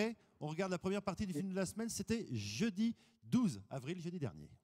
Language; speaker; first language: French; native; French